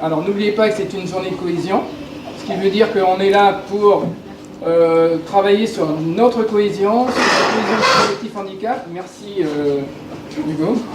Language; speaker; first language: French; native; French